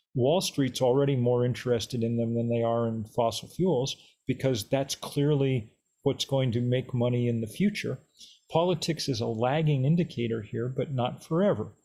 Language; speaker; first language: English; native; English